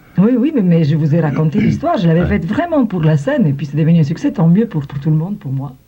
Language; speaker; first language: French; non-native, fluent; Italian